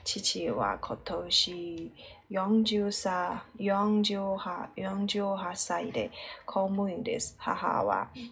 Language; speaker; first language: Japanese; non-native, learner; Chinese